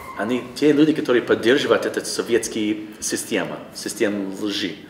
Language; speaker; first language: Russian; non-native, learner; English